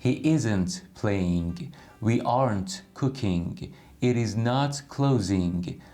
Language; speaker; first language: English; non-native, fluent; Persian